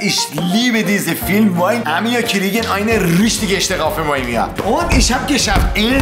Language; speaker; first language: German; non-native, learner; Persian